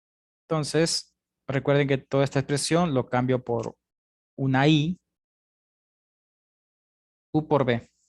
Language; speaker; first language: Spanish; native; Spanish